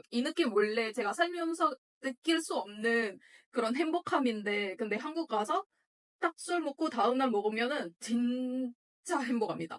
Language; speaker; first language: Korean; non-native, fluent; Indonesian